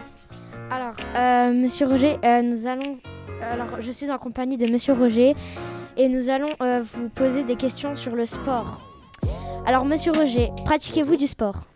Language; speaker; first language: French; native; French